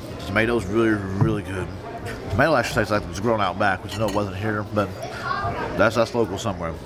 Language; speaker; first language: English; native; English